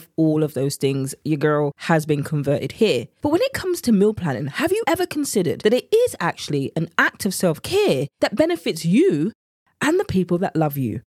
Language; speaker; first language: English; native; English